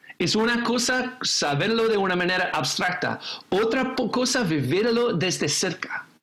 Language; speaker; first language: Spanish; non-native, fluent; English